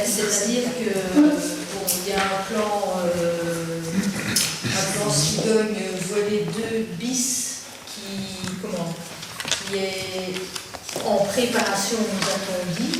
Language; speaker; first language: French; native; French